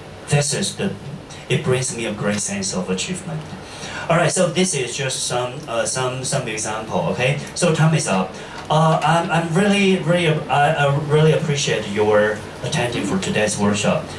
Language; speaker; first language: English; non-native, fluent; Chinese